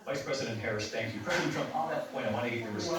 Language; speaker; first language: English; native; English